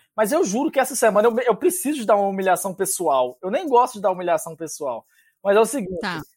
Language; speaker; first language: Portuguese; native; Portuguese